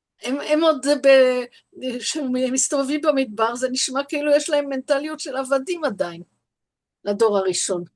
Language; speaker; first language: Hebrew; non-native, fluent; French